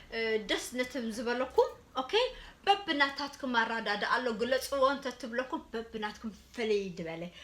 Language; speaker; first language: Tigrinya; early bilingual, heritage; Tigrinya